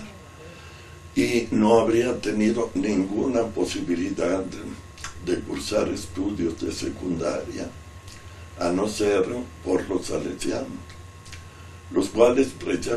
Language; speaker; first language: Spanish; non-native, fluent; Italian